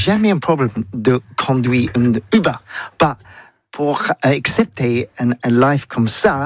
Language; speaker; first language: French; non-native, learner; English